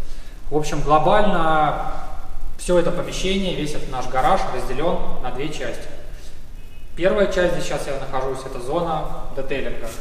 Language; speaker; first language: Russian; native; Russian